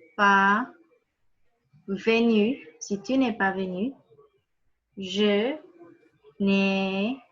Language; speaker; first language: French; non-native, fluent; Spanish